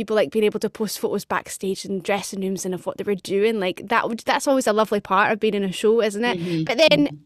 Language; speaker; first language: English; native; English